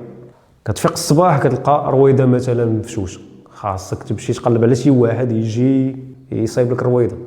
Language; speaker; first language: Arabic; native; Arabic